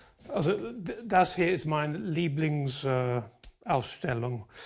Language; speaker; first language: German; non-native, fluent; English